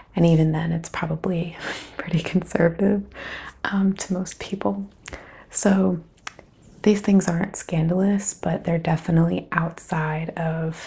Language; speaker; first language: English; native; English